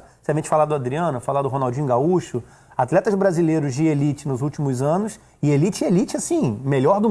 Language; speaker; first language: Portuguese; native; Portuguese